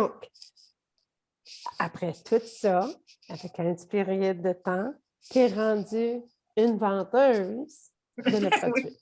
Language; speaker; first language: French; native; French